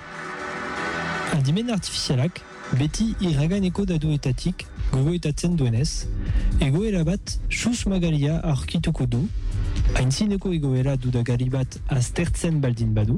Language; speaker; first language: Basque; non-native, local second language; French